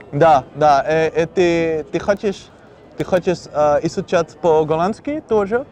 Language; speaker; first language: Russian; non-native, learner; Dutch